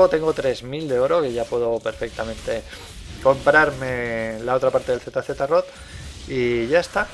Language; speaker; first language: Spanish; native; Spanish